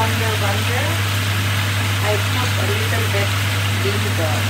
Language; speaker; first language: English; non-native, learner; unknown